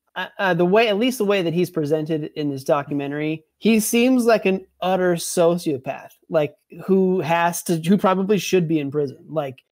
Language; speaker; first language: English; native; English